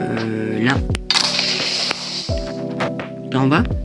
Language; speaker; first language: French; native; French